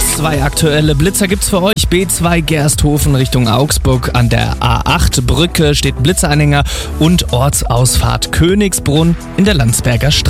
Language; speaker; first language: German; native; German